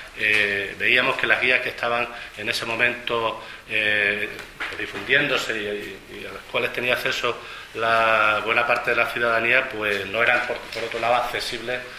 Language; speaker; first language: Spanish; native; Spanish